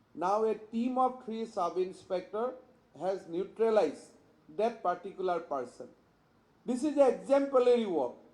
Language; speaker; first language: English; non-native, local second language; Assamese